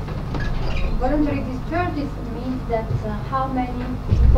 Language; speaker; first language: English; non-native, fluent; Italian